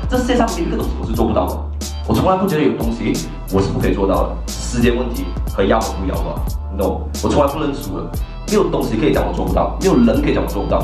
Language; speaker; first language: Chinese; native; Chinese